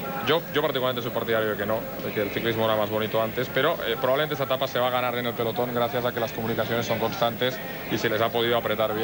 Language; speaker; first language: Spanish; native; Spanish